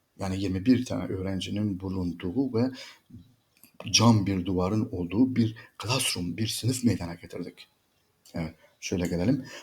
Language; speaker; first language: Turkish; native; Turkish